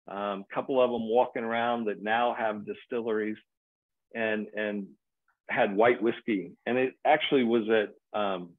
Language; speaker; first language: English; native; English